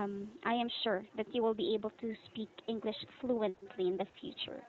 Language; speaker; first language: English; non-native, local second language; Filipino